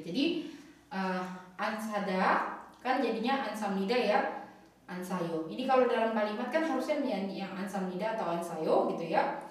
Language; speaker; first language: Indonesian; native; Indonesian